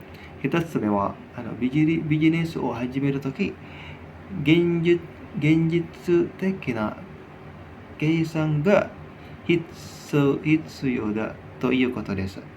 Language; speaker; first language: Japanese; non-native, learner; Indonesian